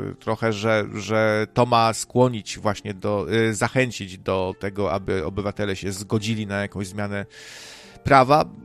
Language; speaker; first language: Polish; native; Polish